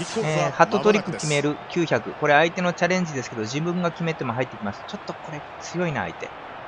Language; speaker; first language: Japanese; native; Japanese